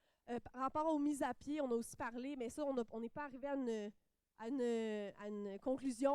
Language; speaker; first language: French; native; French